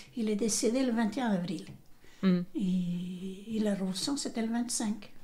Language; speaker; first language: French; non-native, fluent; Portuguese